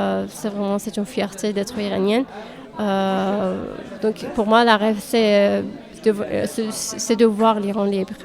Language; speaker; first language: French; non-native, fluent; Persian